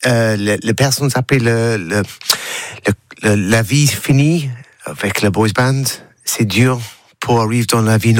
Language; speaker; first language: French; non-native, learner; English